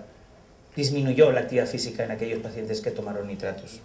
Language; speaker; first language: Spanish; native; Spanish